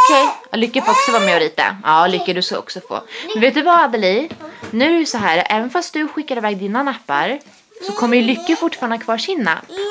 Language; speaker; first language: Swedish; native; Swedish